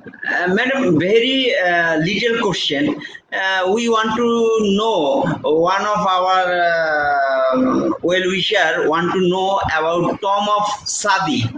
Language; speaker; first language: English; non-native, local second language; Bangla